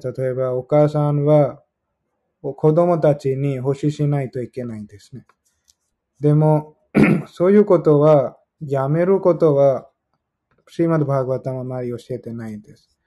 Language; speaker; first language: Japanese; non-native, learner; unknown